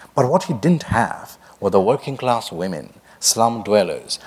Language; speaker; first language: English; non-native, local second language; Bangla